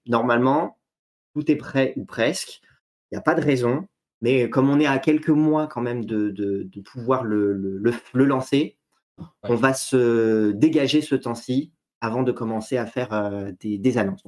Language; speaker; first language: French; native; French